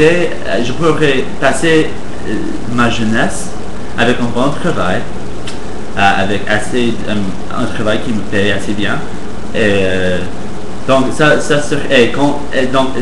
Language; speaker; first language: French; non-native, fluent; English